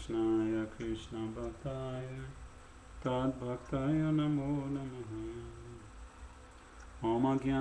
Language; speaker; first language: Portuguese; native; Portuguese